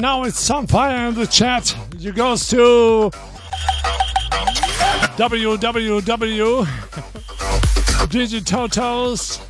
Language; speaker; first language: English; non-native, learner; German